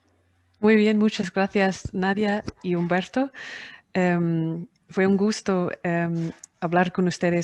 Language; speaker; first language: Spanish; non-native, fluent; English